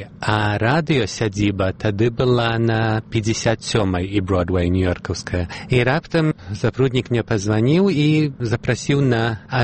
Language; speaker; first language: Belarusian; early bilingual, heritage; Belarusian